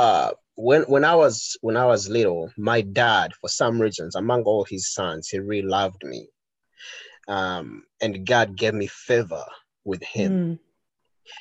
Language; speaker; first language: English; non-native, local second language; Ganda